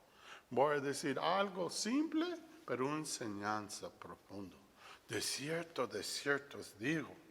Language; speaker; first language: Spanish; non-native, fluent; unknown